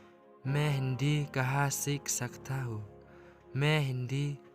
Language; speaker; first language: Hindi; non-native, local second language; Khasi